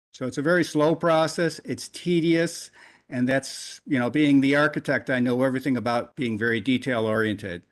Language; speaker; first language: English; native; English